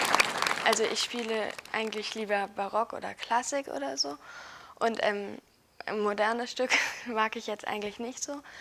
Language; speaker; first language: German; native; German